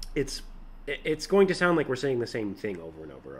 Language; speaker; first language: English; native; English